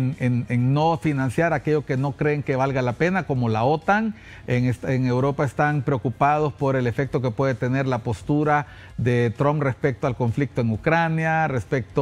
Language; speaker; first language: Spanish; native; Spanish